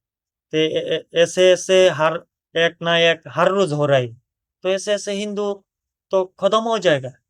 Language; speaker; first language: Hindi; non-native, learner; Bangla